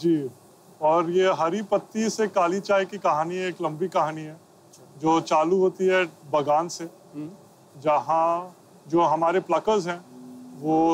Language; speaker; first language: Hindi; native; Hindi